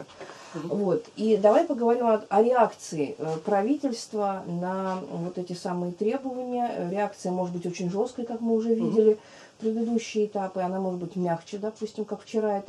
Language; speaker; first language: Russian; native; Russian